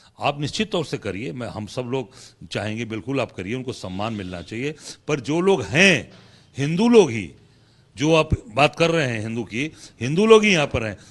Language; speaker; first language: Hindi; native; Hindi